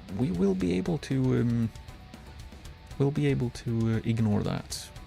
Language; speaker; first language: English; native; English